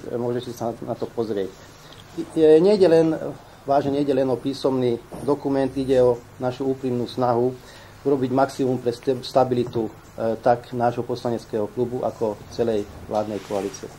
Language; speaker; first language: Slovak; non-native, local second language; Hungarian